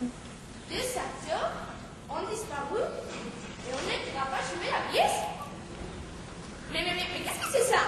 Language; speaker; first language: French; non-native, learner; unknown